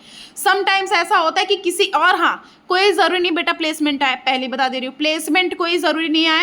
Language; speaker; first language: Hindi; native; Hindi